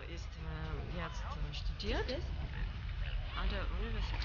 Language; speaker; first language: German; non-native, learner; Turkish